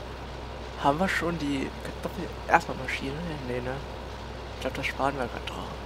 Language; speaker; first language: German; native; German